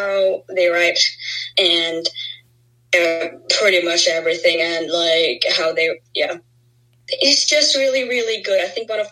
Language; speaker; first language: English; non-native, fluent; Norwegian